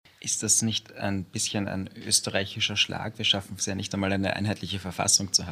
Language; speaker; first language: German; native; German